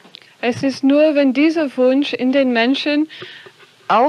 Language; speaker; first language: German; non-native, fluent; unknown